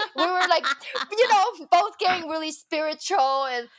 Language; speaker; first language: English; non-native, local second language; Cantonese